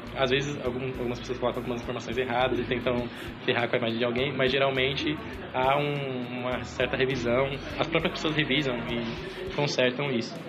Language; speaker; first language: Portuguese; native; Portuguese